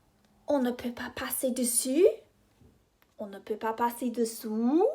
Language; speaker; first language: French; non-native, fluent; English